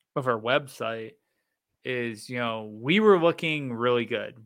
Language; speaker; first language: English; native; English